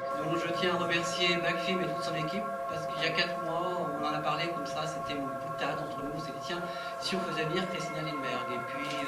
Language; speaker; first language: French; native; French